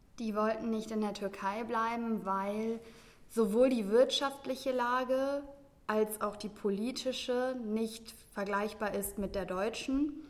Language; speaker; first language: German; early bilingual, other home language; Turkish